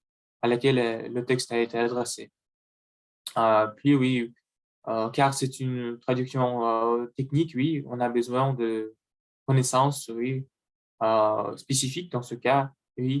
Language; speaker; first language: French; non-native, learner; Russian